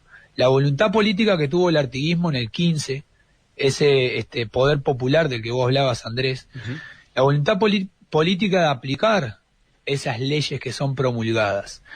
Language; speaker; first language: Spanish; native; Spanish